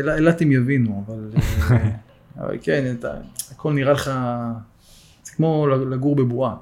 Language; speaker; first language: Hebrew; native; Hebrew